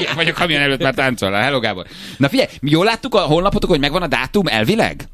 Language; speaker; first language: Hungarian; native; Hungarian